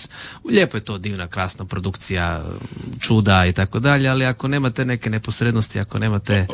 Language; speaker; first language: Serbian; native; Serbian